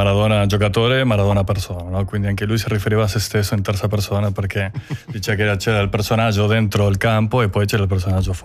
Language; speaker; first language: Italian; non-native, fluent; Spanish